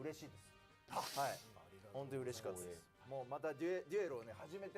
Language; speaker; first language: Japanese; native; Japanese